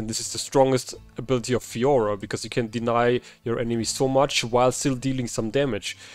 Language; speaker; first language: English; non-native, fluent; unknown